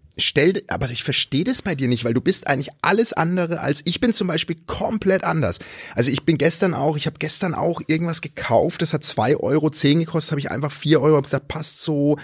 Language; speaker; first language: German; native; German